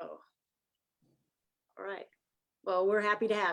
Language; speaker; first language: English; native; English